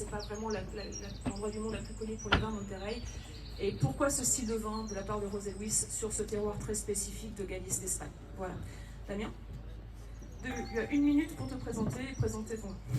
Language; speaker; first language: French; native; French